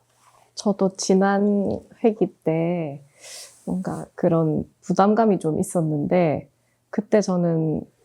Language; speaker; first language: Korean; native; Korean